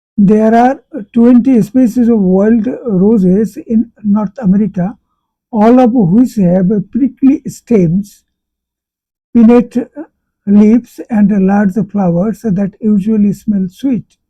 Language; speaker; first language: English; non-native, local second language; Bangla